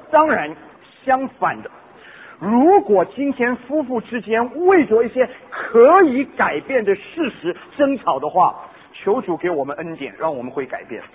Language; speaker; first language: Chinese; non-native, local second language; Cantonese